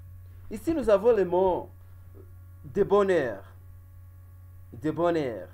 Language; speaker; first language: French; non-native, local second language; Kinyarwanda